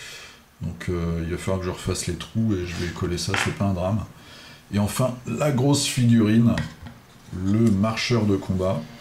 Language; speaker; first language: French; native; French